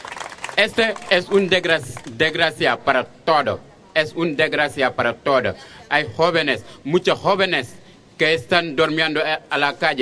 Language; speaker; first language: Spanish; non-native, fluent; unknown